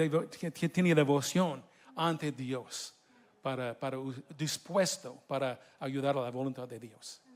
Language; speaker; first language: Spanish; non-native, fluent; English